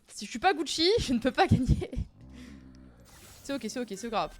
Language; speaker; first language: French; native; French